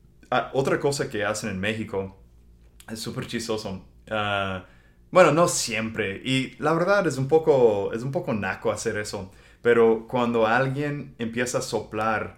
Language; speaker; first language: Spanish; non-native, fluent; English